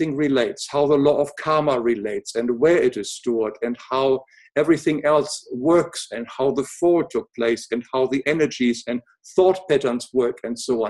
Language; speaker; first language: English; non-native, fluent; German